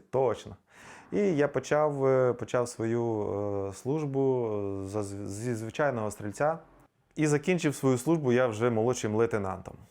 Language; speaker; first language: Ukrainian; native; Ukrainian